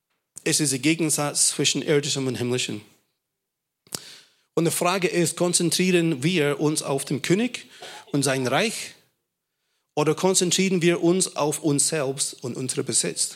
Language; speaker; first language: German; non-native, fluent; English